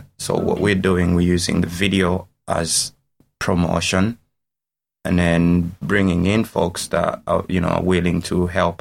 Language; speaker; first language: English; non-native, local second language; Ganda